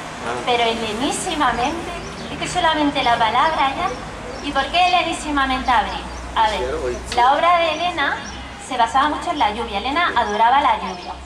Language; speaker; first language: Spanish; native; Spanish